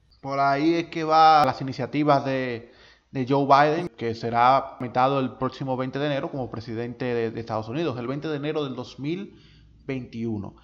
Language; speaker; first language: Spanish; native; Spanish